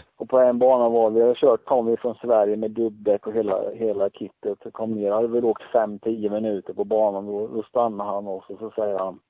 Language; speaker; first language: Swedish; native; Swedish